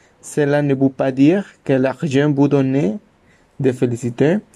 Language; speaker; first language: French; non-native, learner; Spanish